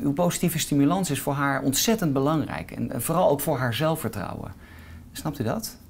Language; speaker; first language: Dutch; native; Dutch